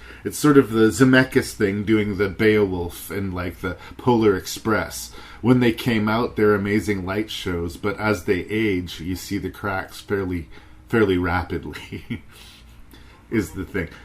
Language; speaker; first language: English; native; English